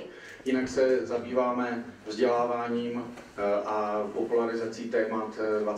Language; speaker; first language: Czech; native; Czech